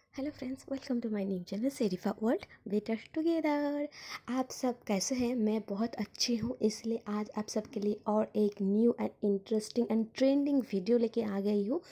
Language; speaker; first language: Hindi; non-native, local second language; Bangla